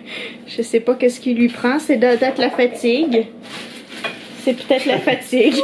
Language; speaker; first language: French; native; French